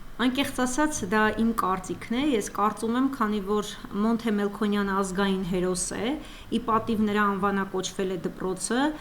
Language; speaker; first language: Armenian; native; Armenian